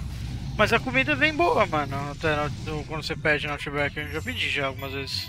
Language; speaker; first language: Portuguese; native; Portuguese